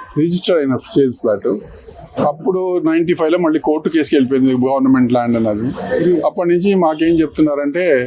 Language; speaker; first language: Telugu; native; Telugu